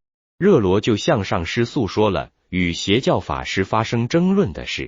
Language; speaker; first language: Chinese; native; Chinese